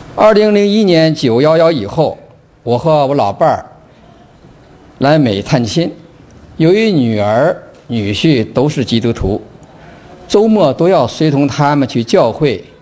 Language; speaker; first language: Chinese; native; Chinese